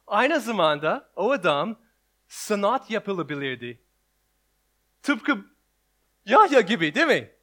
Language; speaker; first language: Turkish; non-native, learner; English